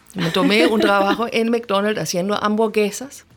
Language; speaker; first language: Spanish; non-native, fluent; German